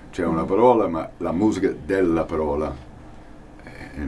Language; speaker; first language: Italian; non-native, fluent; English